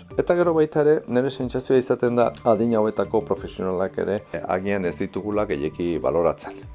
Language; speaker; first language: Basque; native; Basque